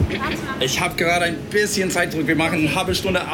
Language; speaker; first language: German; non-native, fluent; English